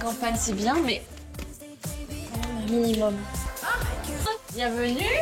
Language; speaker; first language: French; native; French